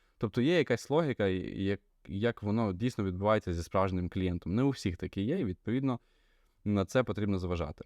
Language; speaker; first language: Ukrainian; non-native, local second language; Russian